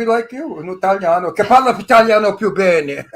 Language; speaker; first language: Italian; early bilingual, heritage; English